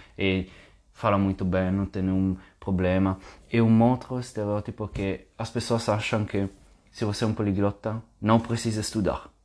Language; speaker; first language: Portuguese; non-native, fluent; Italian